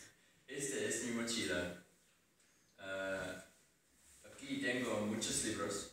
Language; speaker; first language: Spanish; non-native, learner; Estonian